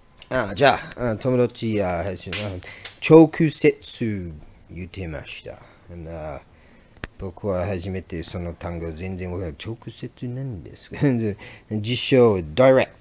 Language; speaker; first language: Japanese; non-native, learner; English